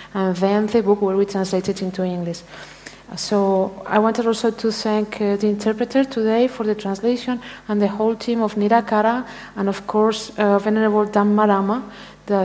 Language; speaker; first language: English; non-native, fluent; Spanish